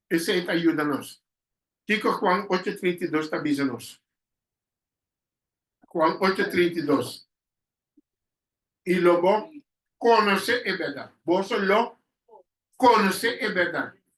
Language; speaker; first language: Portuguese; non-native, learner; Papiamento